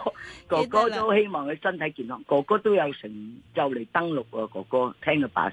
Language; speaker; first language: Cantonese; native; Cantonese